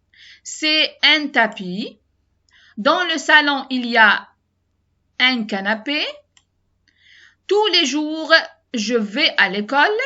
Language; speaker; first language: French; non-native, learner; Arabic